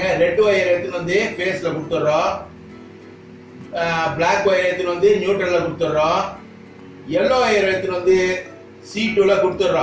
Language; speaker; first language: Tamil; native; Tamil